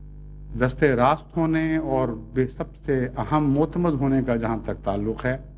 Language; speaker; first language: Urdu; native; Urdu